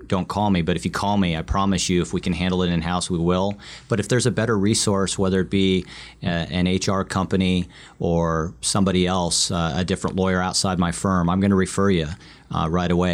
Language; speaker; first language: English; early bilingual, other home language; Vietnamese